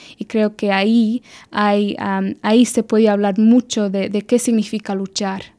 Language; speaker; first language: Spanish; early bilingual, heritage; Spanish